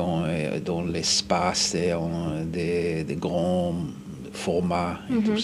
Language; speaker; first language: French; non-native, fluent; Hebrew